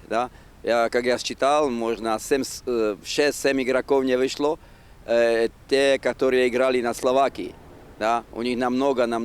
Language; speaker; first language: Russian; non-native, fluent; Slovak